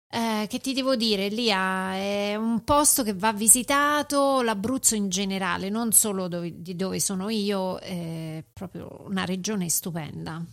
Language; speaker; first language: Italian; native; Italian